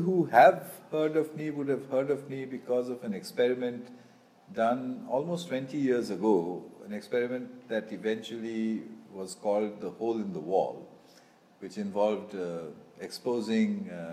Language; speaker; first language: English; non-native, local second language; Bangla